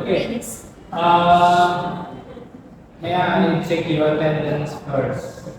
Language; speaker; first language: English; non-native, learner; Indonesian